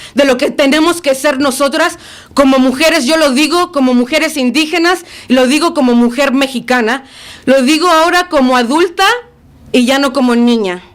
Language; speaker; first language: Spanish; early bilingual, other home language; English